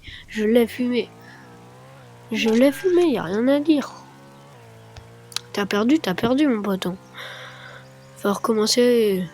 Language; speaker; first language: French; native; French